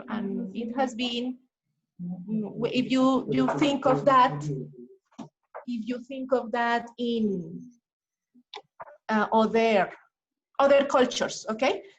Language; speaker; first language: English; non-native, fluent; Spanish